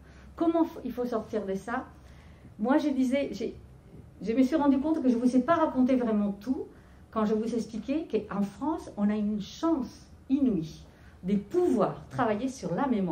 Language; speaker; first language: French; non-native, fluent; Spanish